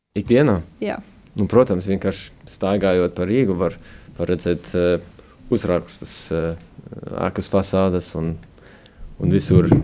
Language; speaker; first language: Latvian; early bilingual, heritage; Latvian